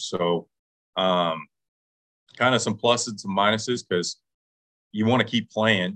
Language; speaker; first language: English; native; English